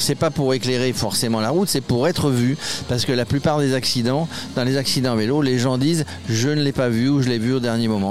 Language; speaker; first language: French; native; French